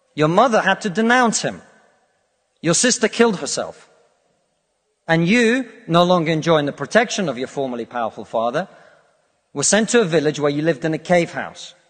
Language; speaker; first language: English; non-native, fluent; Russian